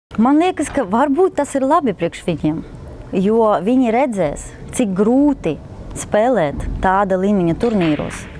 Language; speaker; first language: Latvian; non-native, local second language; Russian